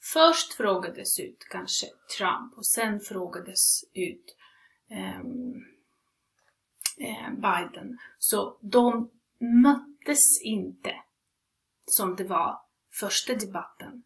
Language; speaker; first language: Swedish; non-native, fluent; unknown